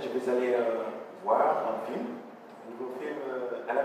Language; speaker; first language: French; non-native, learner; English